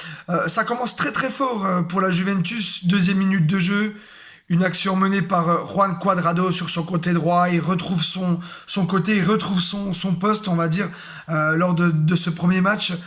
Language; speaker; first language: French; native; French